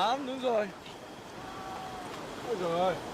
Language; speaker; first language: Vietnamese; non-native, learner; English